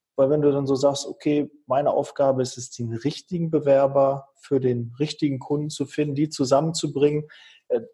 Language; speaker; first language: German; native; German